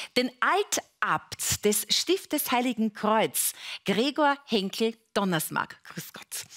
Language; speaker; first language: German; native; German